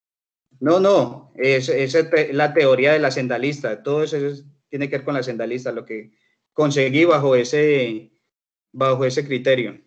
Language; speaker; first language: Spanish; native; Spanish